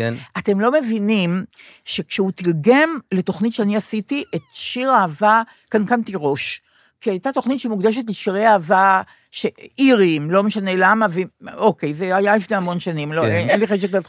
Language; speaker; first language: Hebrew; native; Hebrew